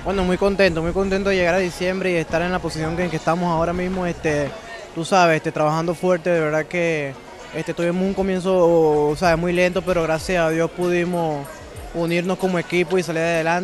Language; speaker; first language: Spanish; native; Spanish